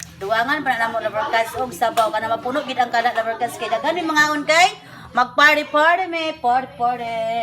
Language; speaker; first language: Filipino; non-native, local second language; Cebuano